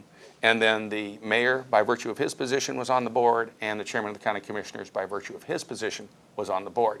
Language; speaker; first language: English; native; English